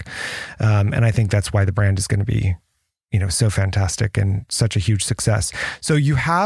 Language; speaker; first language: English; native; English